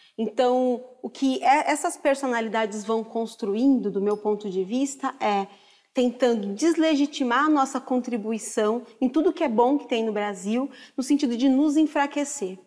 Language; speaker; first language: Portuguese; native; Portuguese